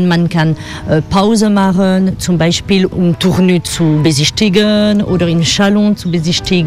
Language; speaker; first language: German; non-native, learner; French